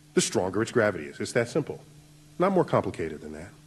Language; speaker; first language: English; native; English